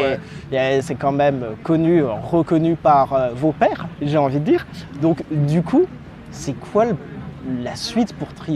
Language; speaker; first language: French; native; French